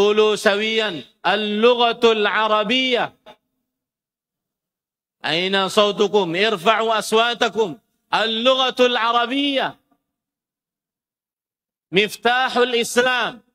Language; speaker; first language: Arabic; non-native, fluent; Indonesian